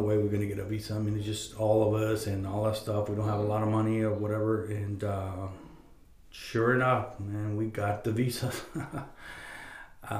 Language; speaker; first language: English; non-native, fluent; Spanish